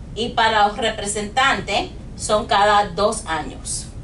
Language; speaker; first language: Spanish; non-native, learner; English